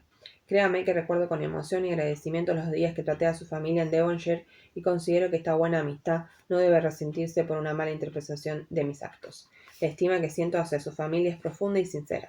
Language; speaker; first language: Spanish; native; Spanish